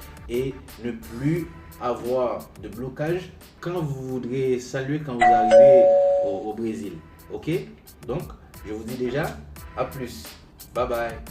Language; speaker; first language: French; non-native, local second language; Haitian Creole